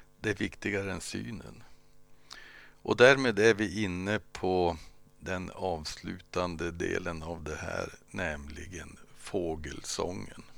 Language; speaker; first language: Swedish; native; Swedish